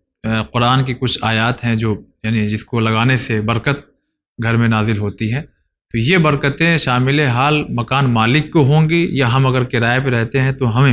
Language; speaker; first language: Urdu; native; Urdu